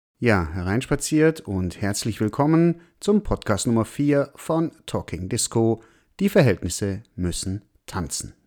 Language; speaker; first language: German; native; German